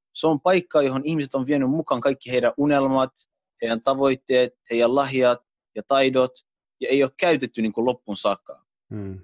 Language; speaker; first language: Finnish; early bilingual, other home language; Arabic